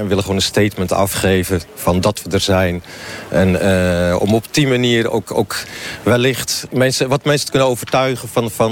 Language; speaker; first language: Dutch; native; Dutch